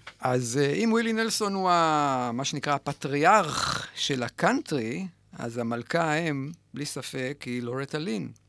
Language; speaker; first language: Hebrew; native; Hebrew